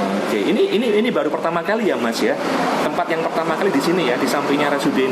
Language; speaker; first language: Indonesian; native; Indonesian